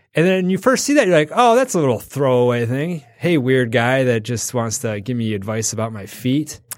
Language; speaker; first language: English; native; English